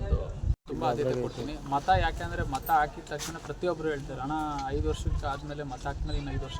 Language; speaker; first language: Kannada; native; Kannada